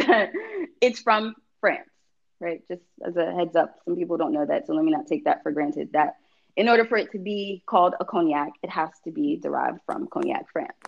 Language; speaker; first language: English; native; English